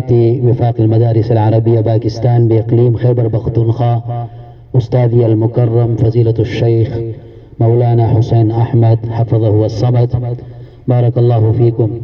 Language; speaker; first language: Arabic; non-native, fluent; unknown